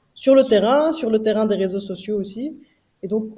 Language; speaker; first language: French; native; French